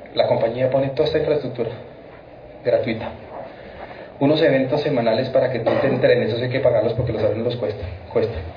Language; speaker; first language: Spanish; native; Spanish